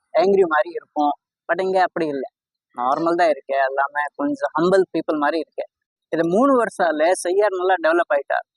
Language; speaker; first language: Tamil; non-native, learner; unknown